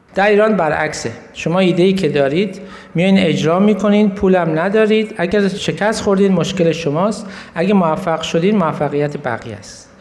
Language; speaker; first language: Persian; native; Persian